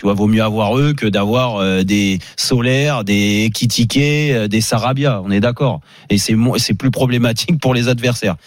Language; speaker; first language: French; native; French